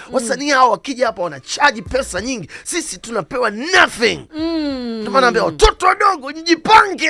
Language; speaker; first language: Swahili; native; Swahili